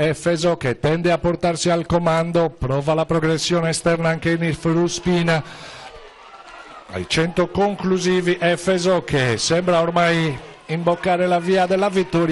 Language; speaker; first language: Italian; native; Italian